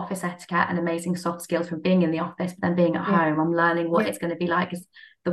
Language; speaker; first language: English; native; English